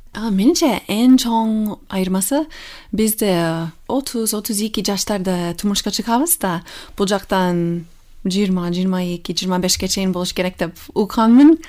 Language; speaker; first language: Kyrgyz; non-native, fluent; English